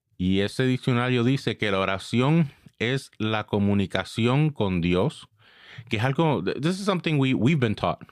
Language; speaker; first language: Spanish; early bilingual, heritage; Spanish